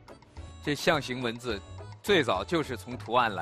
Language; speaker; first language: Chinese; native; Chinese